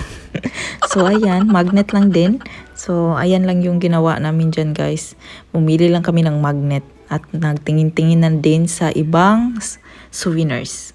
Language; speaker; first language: Filipino; non-native, local second language; Cebuano